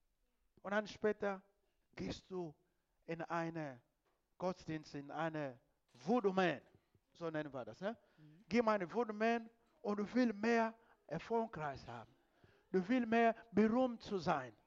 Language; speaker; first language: German; non-native, fluent; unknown